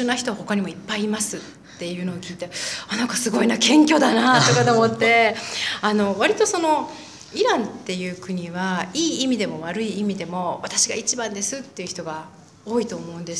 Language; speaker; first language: Japanese; native; Japanese